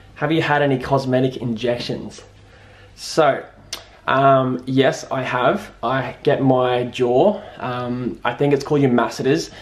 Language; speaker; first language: English; native; English